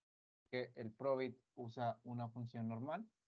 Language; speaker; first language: Spanish; native; Spanish